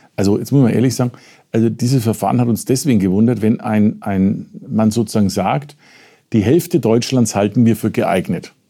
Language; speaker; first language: German; native; German